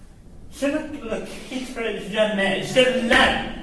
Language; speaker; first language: French; non-native, learner; English